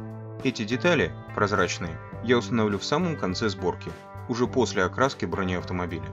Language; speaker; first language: Russian; native; Russian